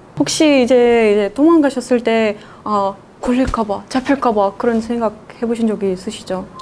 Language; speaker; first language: Korean; non-native, fluent; Russian